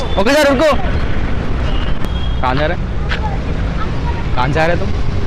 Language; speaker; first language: Hindi; non-native, local second language; Telugu